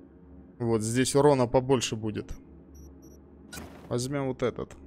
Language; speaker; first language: Russian; native; Russian